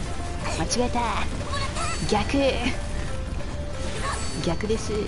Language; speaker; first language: Japanese; native; Japanese